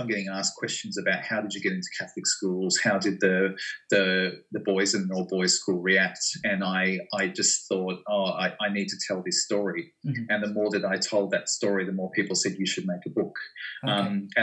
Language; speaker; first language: English; native; English